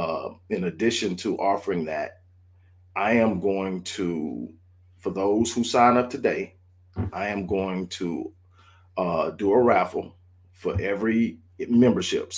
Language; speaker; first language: English; native; English